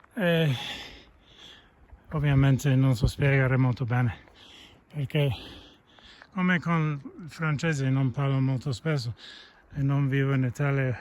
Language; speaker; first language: Italian; non-native, fluent; English